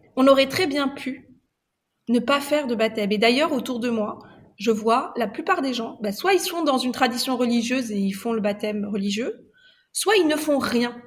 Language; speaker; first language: French; non-native, local second language; Arabic